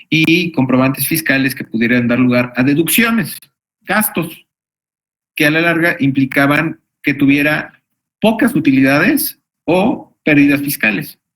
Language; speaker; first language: Spanish; native; Spanish